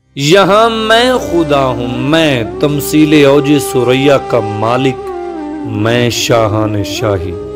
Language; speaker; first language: Urdu; non-native, local second language; Punjabi